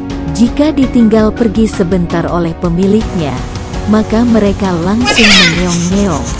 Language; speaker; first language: Indonesian; native; Indonesian